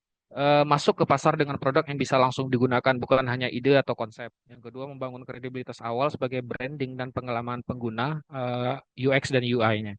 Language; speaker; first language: Indonesian; native; Indonesian